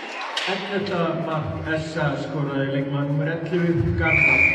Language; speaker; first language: Icelandic; native; Icelandic